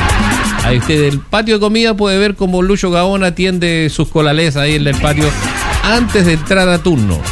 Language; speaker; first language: Spanish; native; Spanish